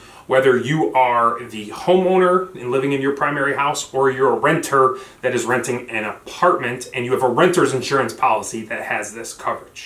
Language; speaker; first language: English; native; English